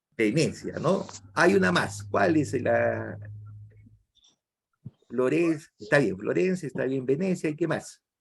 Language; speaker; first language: Spanish; native; Spanish